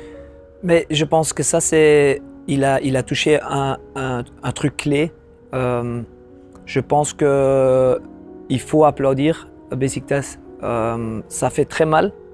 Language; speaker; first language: French; non-native, local second language; Dutch